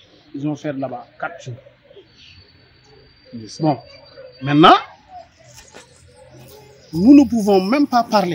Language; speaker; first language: French; non-native, learner; Wolof